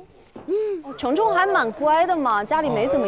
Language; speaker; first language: Chinese; native; Chinese